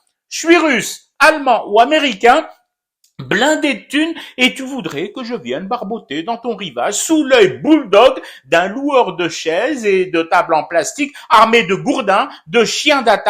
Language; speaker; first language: French; non-native, local second language; Arabic